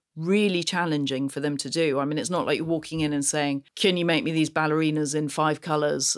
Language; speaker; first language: English; native; English